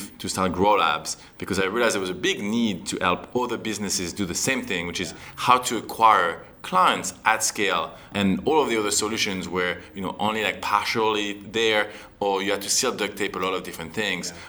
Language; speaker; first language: English; non-native, fluent; French